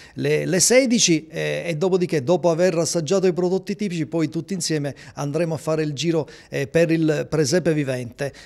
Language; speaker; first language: Italian; native; Italian